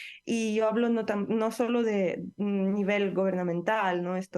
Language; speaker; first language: Spanish; non-native, fluent; Ukrainian